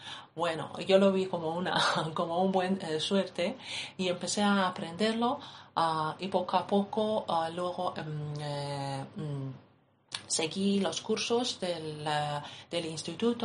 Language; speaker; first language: Spanish; non-native, fluent; Persian